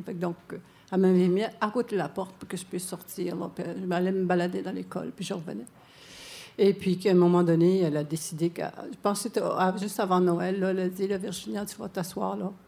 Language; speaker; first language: French; non-native, local second language; Cree